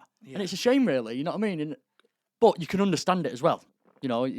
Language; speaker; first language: English; native; English